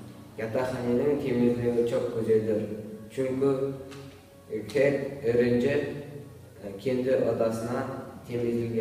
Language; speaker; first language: Turkish; non-native, learner; Kazakh